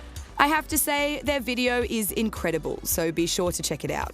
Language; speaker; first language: English; native; English